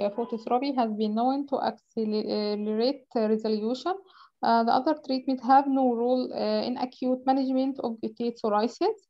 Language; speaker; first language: English; non-native, fluent; Arabic